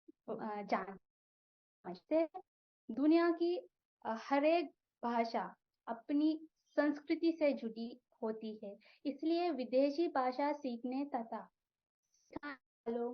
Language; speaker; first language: Hindi; non-native, fluent; Sinhala